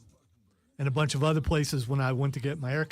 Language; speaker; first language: English; native; English